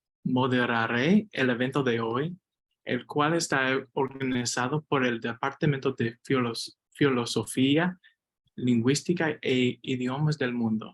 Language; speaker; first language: Spanish; non-native, learner; English